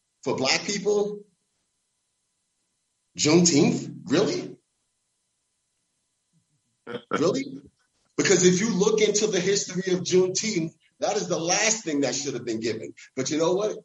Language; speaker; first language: English; native; English